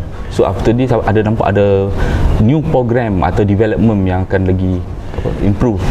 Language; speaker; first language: Malay; native; Malay